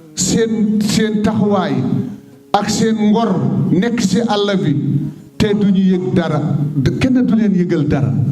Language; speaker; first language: Wolof; non-native, local second language; Fula